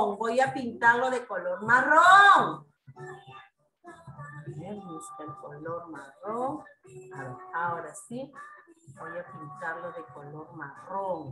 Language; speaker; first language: Spanish; native; Spanish